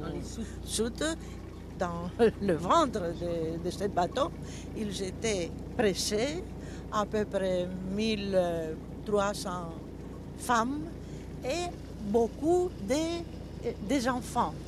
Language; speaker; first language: French; non-native, fluent; Greek